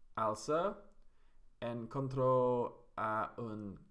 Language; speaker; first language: Spanish; non-native, learner; English